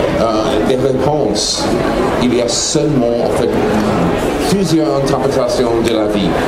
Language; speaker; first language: French; non-native, fluent; English